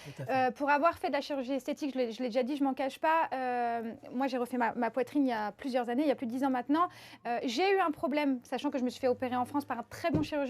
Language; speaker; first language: French; native; French